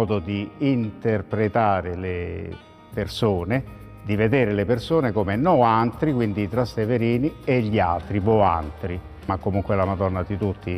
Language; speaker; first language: Italian; native; Italian